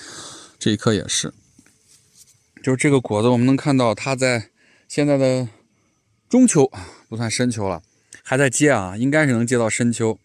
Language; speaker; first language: Chinese; native; Chinese